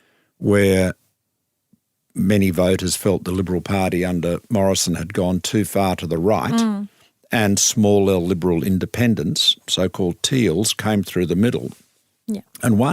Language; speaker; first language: English; native; English